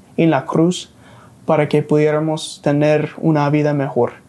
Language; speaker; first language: Spanish; non-native, fluent; English